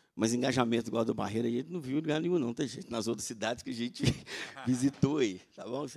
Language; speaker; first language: Portuguese; native; Portuguese